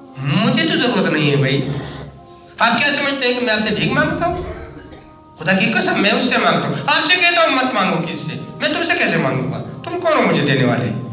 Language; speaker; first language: Urdu; non-native, local second language; Pashto